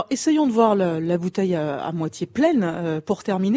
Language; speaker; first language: French; native; French